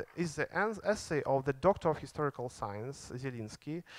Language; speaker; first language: English; non-native, fluent; Belarusian